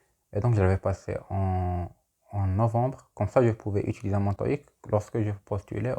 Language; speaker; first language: French; non-native, local second language; Arabic